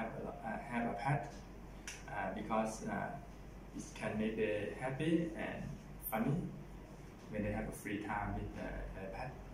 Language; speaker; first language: English; non-native, learner; Thai